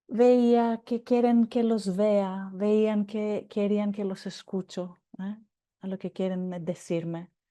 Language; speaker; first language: Spanish; non-native, fluent; Greek